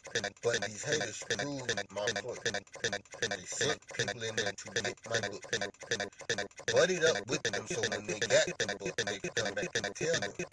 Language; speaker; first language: English; native; English